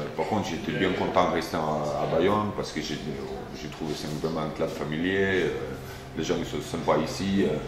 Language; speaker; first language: French; non-native, fluent; Afrikaans